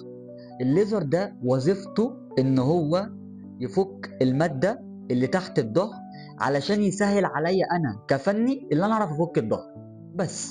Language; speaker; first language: Arabic; native; Arabic